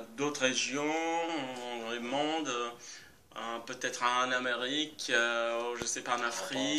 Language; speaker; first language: French; non-native, fluent; Portuguese